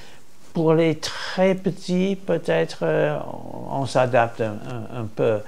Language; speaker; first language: French; non-native, fluent; English